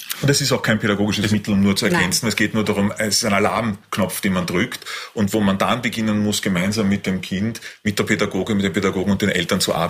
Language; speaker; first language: German; native; German